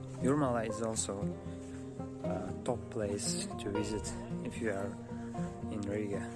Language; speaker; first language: English; non-native, learner; Uzbek